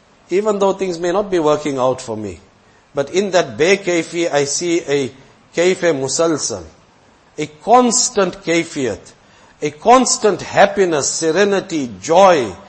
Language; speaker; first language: English; native; English